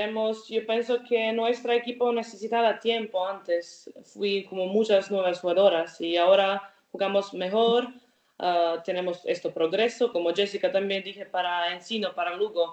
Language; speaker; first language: Spanish; non-native, learner; Croatian